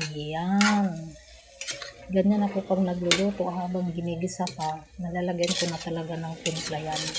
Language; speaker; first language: Filipino; non-native, local second language; Cebuano